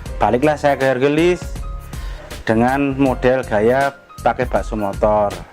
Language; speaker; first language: Indonesian; non-native, local second language; Javanese